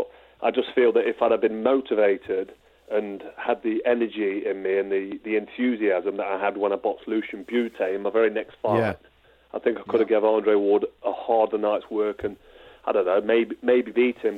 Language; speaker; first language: English; native; English